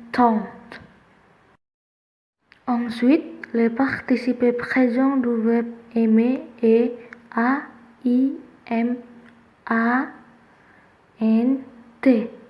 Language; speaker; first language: French; non-native, learner; Indonesian